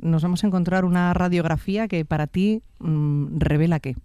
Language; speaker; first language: Spanish; native; Spanish